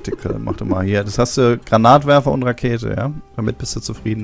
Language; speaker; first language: German; native; German